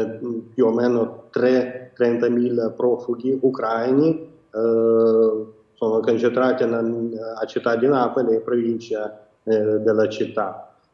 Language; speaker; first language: Italian; non-native, fluent; Ukrainian